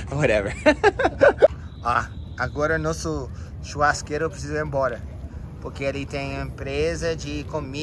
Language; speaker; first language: Portuguese; non-native, learner; English